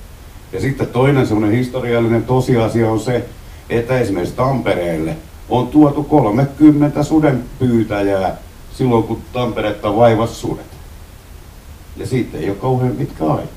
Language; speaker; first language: Finnish; native; Finnish